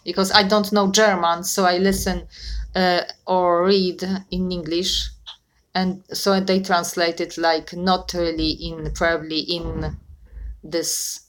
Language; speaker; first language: English; non-native, fluent; Polish